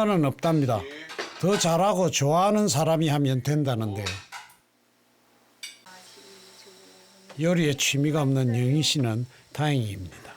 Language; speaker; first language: Korean; native; Korean